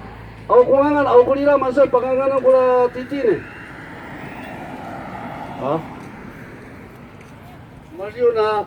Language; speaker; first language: Chinese; non-native, local second language; Amis